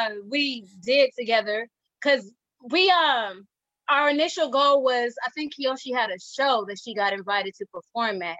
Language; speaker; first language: English; native; English